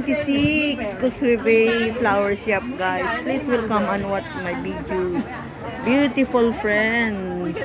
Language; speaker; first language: English; non-native, local second language; Filipino